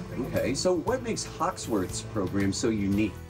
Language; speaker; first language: English; native; English